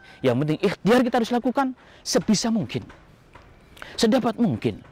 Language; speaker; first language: Indonesian; native; Indonesian